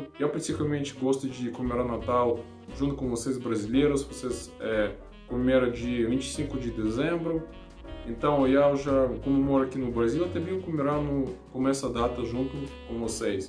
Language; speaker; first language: Portuguese; non-native, learner; Russian